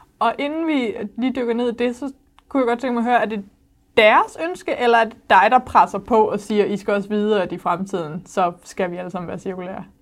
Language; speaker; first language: Danish; native; Danish